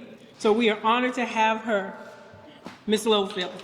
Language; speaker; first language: English; native; English